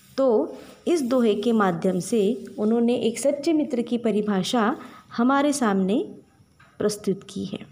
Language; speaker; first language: Hindi; non-native, local second language; Marathi